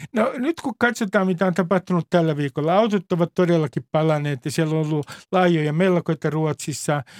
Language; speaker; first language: Finnish; native; Finnish